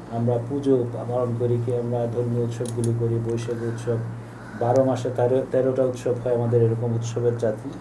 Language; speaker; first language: Bangla; native; Bangla